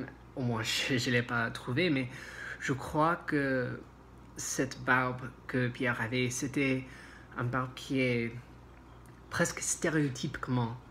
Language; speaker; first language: French; non-native, learner; English